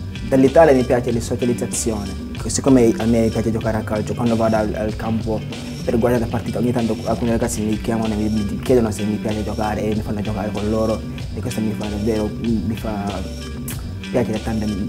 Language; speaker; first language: Italian; non-native, learner; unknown